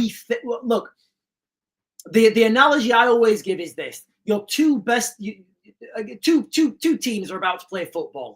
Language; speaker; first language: English; native; English